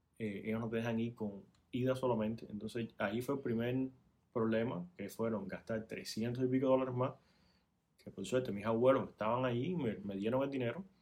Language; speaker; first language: Spanish; native; Spanish